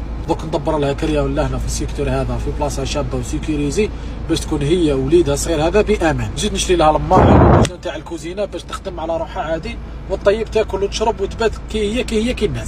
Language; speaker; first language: Arabic; native; Arabic